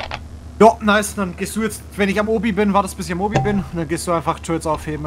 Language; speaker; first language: German; native; German